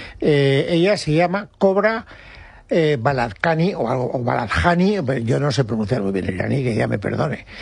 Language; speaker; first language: Spanish; native; Spanish